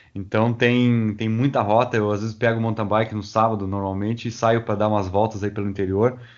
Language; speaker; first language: Portuguese; native; Portuguese